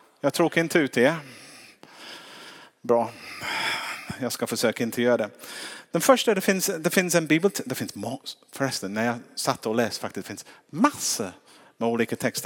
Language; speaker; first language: Swedish; non-native, fluent; English